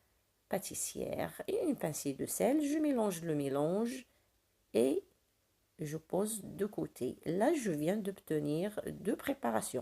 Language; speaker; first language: French; non-native, local second language; Arabic